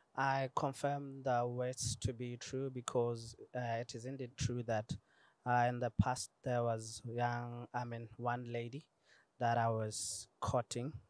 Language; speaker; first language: English; non-native, local second language; Tswana